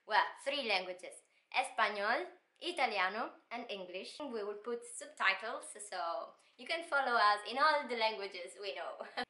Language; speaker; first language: English; non-native, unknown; Italian